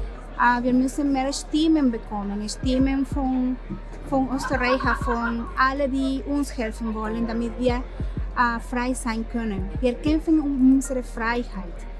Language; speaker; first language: German; non-native, learner; Spanish